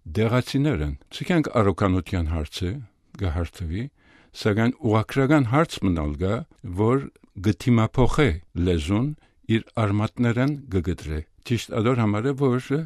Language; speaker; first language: Armenian; early bilingual, heritage; Armenian